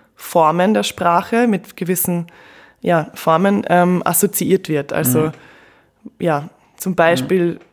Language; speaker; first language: German; native; German